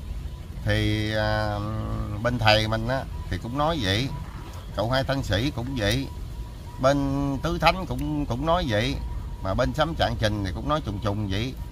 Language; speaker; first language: Vietnamese; native; Vietnamese